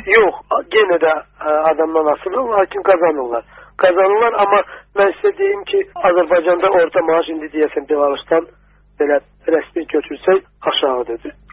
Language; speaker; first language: Azerbaijani; native; Azerbaijani